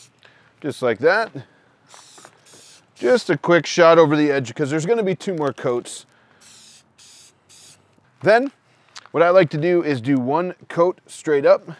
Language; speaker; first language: English; native; English